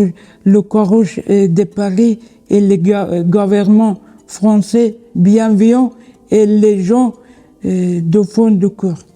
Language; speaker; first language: French; non-native, learner; Persian